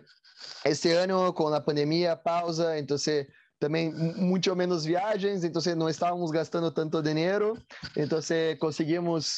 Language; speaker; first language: Spanish; non-native, learner; Portuguese